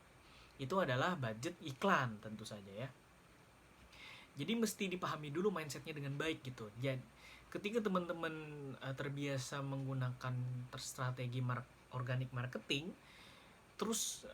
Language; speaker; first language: Indonesian; native; Indonesian